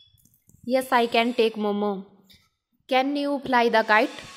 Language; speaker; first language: English; non-native, learner; Hindi